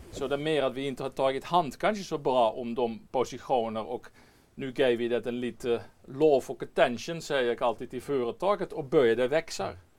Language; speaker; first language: Swedish; non-native, fluent; Dutch